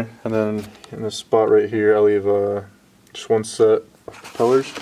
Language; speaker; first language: English; native; English